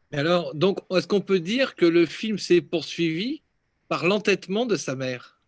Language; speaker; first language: French; native; French